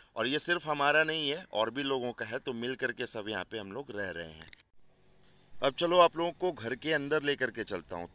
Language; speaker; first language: Hindi; non-native, local second language; Odia